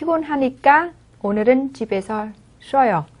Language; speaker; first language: Korean; non-native, fluent; Vietnamese